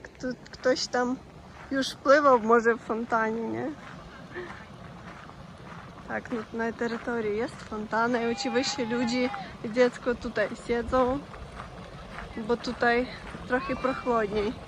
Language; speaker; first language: Polish; non-native, fluent; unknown